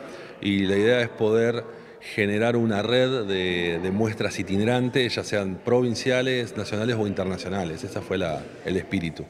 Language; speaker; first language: Spanish; native; Spanish